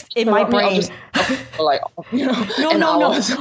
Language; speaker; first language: English; native; English